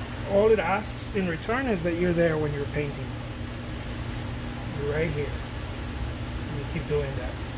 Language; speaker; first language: English; non-native, fluent; Spanish